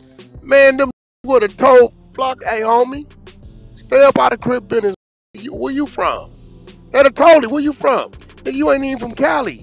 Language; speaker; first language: English; native; English